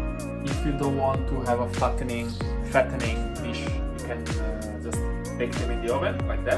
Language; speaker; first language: English; non-native, fluent; Italian